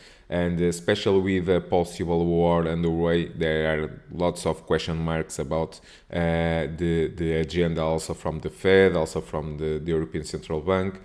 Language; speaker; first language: English; non-native, fluent; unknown